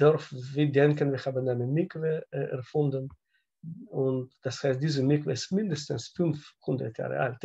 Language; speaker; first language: German; non-native, learner; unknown